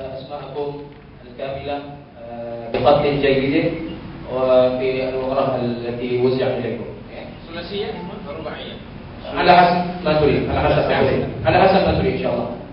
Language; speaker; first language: Arabic; non-native, fluent; Malay